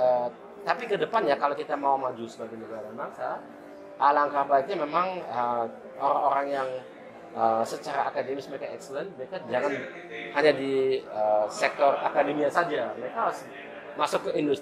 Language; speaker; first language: Indonesian; early bilingual, heritage; German